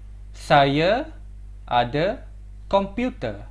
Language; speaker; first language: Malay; non-native, fluent; Korean